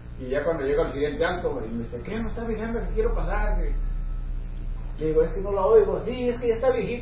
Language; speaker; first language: Spanish; non-native, fluent; English